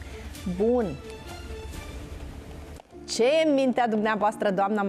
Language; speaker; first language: Romanian; native; Romanian